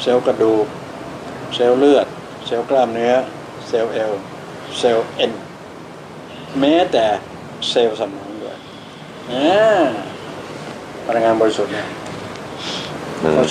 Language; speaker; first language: Thai; native; Thai